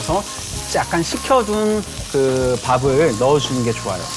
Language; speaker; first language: Korean; native; Korean